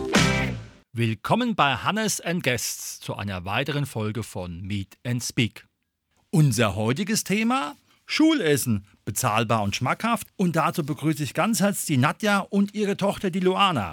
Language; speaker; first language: German; native; German